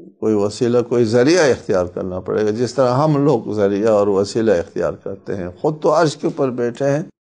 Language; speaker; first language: Urdu; non-native, local second language; Balti